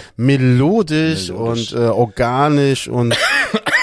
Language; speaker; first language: German; early bilingual, other home language; Portuguese